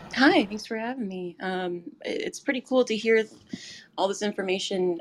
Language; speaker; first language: English; native; English